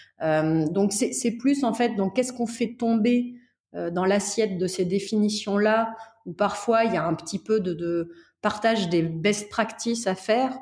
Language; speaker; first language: French; native; French